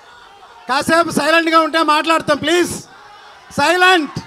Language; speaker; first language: Telugu; native; Telugu